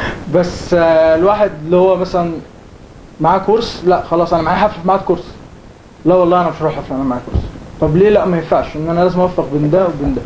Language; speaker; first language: Arabic; native; Arabic